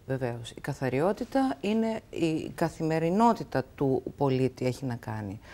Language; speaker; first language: Greek; native; Greek